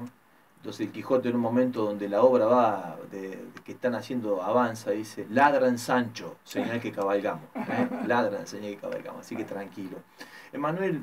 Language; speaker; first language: Spanish; native; Spanish